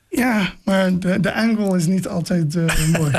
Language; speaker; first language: Dutch; non-native, fluent; English